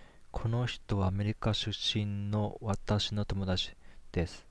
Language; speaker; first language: Japanese; native; Japanese